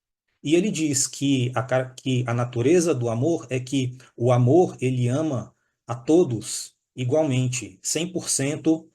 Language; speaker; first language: Portuguese; native; Portuguese